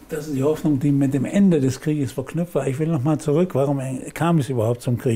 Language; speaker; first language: German; native; German